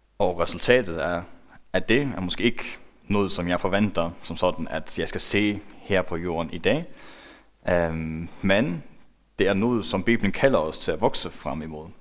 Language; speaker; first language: Danish; non-native, local second language; Faroese